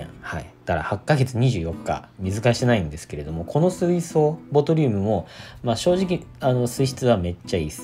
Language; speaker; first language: Japanese; native; Japanese